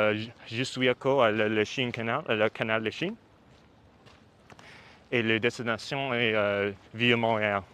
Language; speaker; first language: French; non-native, learner; English